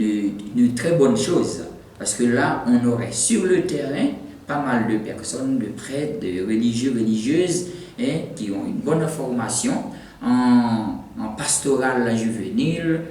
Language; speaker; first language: French; non-native, local second language; Haitian Creole